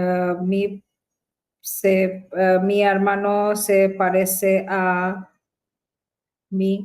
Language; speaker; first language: Spanish; non-native, learner; Bangla